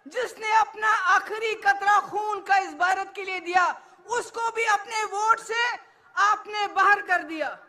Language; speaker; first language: Hindi; native; Hindi